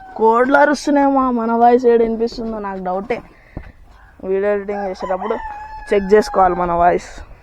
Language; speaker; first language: Telugu; non-native, local second language; Lambadi